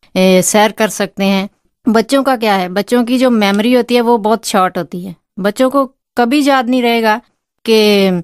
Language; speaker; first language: Hindi; non-native, local second language; Punjabi